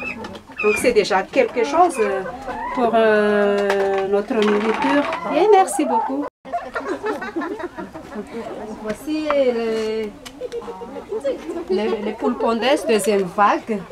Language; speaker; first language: French; non-native, local second language; Malagasy